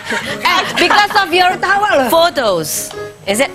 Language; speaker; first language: English; non-native, learner; Indonesian